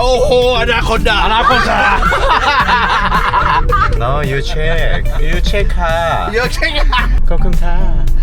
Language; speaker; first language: English; non-native, learner; Korean